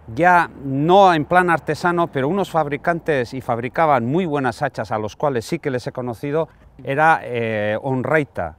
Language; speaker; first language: Spanish; non-native, local second language; Basque